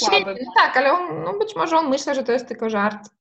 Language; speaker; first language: Polish; non-native, fluent; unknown